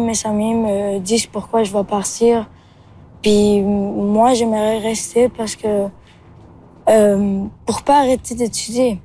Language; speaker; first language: French; early bilingual, other home language; Spanish